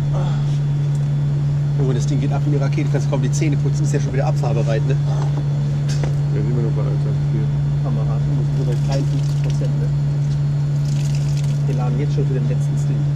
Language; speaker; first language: German; native; German